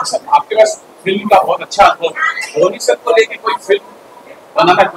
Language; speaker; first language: Hindi; native; Hindi